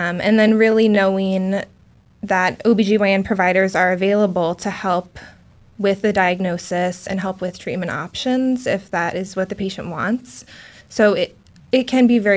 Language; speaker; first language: English; native; English